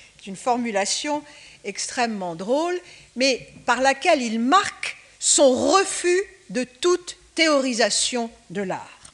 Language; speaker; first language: French; native; French